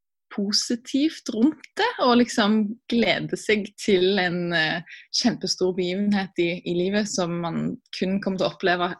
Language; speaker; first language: Norwegian; native; Norwegian